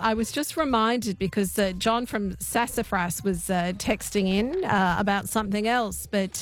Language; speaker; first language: English; native; English